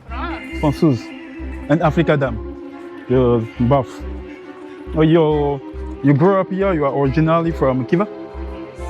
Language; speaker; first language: English; non-native, learner; French